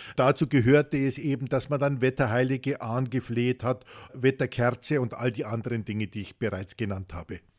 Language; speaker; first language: German; native; German